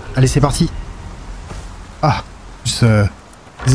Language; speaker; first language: French; native; French